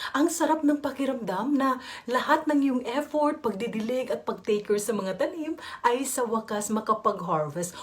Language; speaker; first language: Filipino; native; Filipino